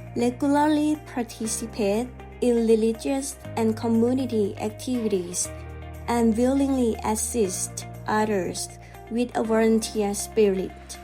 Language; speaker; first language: English; non-native, fluent; Thai